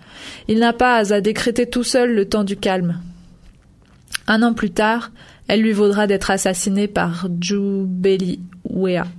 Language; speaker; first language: French; native; French